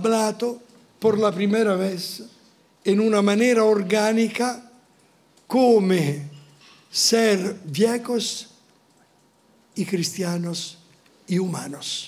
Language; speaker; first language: Spanish; non-native, fluent; Italian